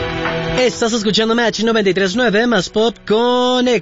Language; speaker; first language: Spanish; native; Spanish